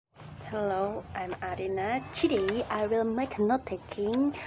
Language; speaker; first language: English; non-native, learner; Indonesian